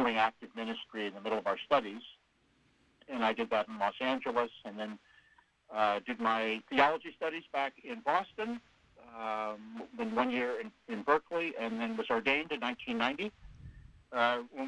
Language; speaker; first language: English; native; English